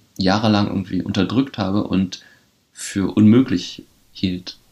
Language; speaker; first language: German; early bilingual, other home language; Polish